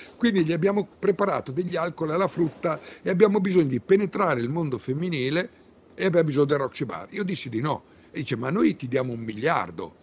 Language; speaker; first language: Italian; native; Italian